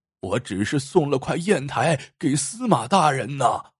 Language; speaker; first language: Chinese; native; Chinese